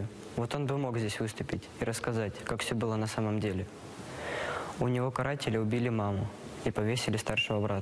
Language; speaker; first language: Russian; native; Russian